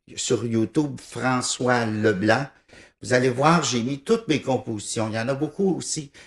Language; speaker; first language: French; native; French